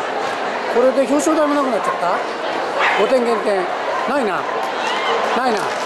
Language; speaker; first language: Japanese; native; Japanese